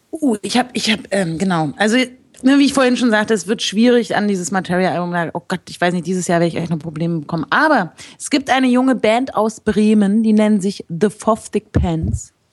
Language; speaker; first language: German; native; German